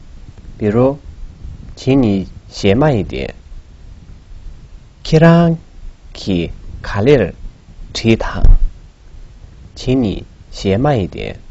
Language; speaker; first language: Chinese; non-native, local second language; Tibetan